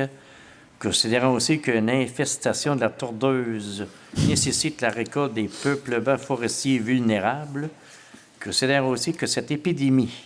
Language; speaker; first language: French; native; French